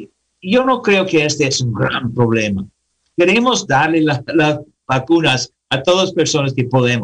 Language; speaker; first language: Spanish; non-native, learner; English